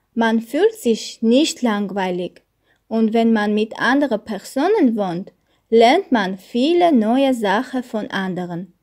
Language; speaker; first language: German; non-native, fluent; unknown